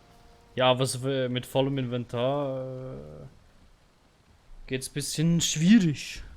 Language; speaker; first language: German; native; German